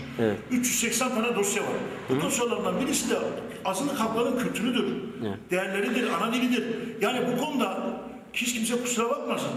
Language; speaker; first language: Turkish; native; Turkish